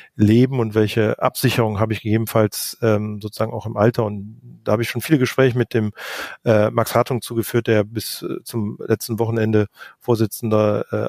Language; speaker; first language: German; native; German